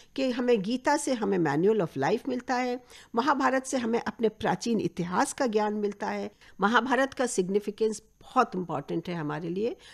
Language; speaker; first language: Hindi; native; Hindi